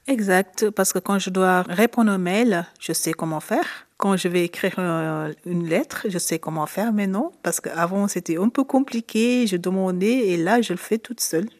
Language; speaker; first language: French; non-native, fluent; Italian